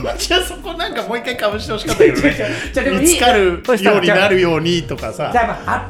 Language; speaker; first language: Japanese; native; Japanese